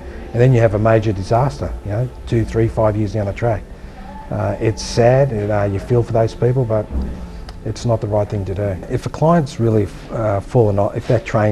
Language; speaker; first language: English; native; English